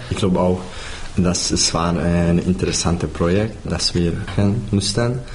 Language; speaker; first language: German; non-native, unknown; Hungarian